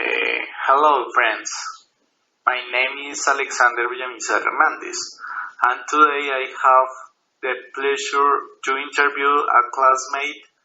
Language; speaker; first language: English; non-native, learner; Spanish